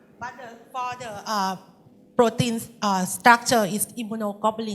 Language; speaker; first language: English; non-native, learner; Thai